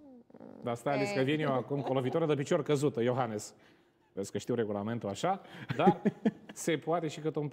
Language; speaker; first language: Romanian; native; Romanian